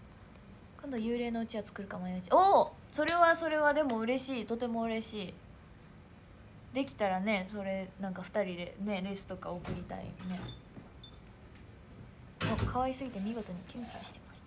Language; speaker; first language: Japanese; native; Japanese